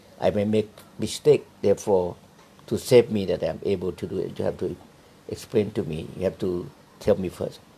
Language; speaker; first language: English; non-native, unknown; Thai